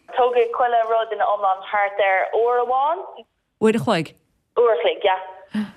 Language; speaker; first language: Irish; non-native, local second language; English